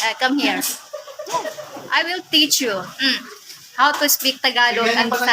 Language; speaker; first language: English; non-native, learner; Cebuano